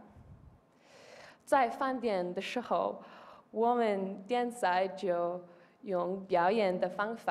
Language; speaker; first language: Chinese; non-native, learner; Polish